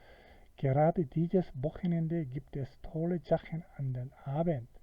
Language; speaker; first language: German; non-native, fluent; Korean